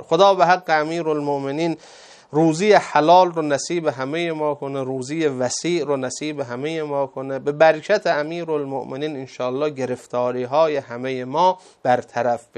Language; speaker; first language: Persian; native; Persian